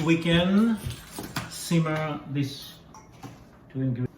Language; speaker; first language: English; non-native, learner; Russian